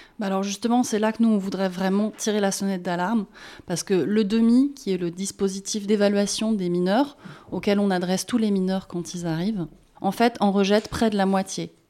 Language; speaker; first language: French; native; French